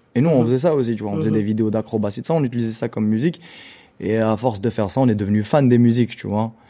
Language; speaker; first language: French; non-native, local second language; Arabic